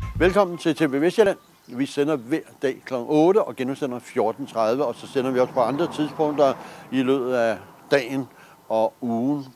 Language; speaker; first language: Danish; native; Danish